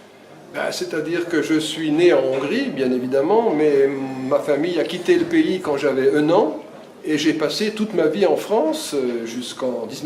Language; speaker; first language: French; early bilingual, other home language; Hungarian